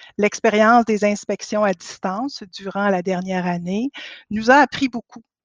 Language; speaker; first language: French; native; French